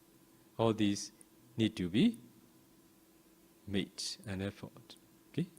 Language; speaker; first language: English; non-native, fluent; Burmese